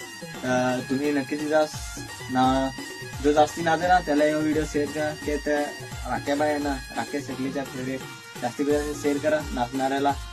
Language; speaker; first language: Marathi; non-native, local second language; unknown